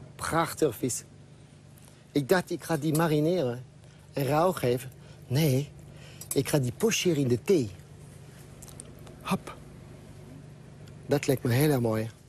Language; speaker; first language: Dutch; non-native, fluent; French